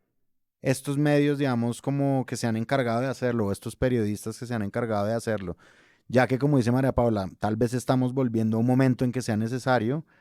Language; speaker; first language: Spanish; native; Spanish